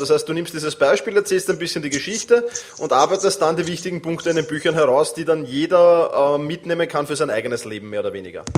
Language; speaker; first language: German; native; German